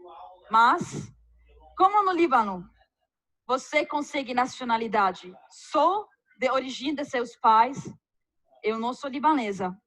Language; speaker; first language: Portuguese; non-native, fluent; Arabic